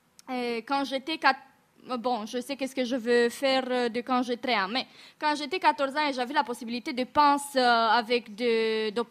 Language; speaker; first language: French; non-native, fluent; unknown